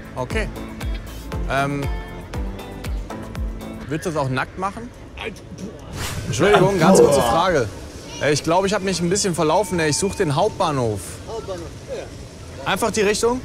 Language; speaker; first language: German; native; German